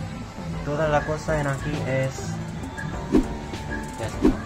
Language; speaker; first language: Spanish; non-native, learner; Korean